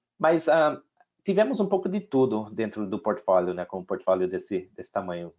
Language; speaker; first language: Portuguese; non-native, fluent; English